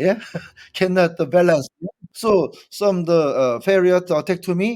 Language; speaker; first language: English; non-native, learner; Korean